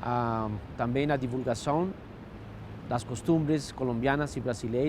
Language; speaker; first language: Portuguese; non-native, fluent; Spanish